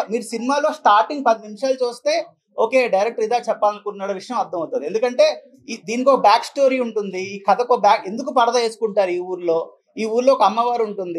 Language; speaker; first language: Telugu; native; Telugu